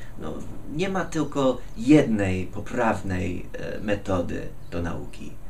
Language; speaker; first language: Polish; non-native, fluent; English